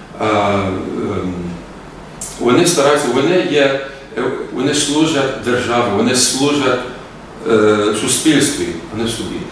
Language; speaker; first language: Ukrainian; early bilingual, heritage; Ukrainian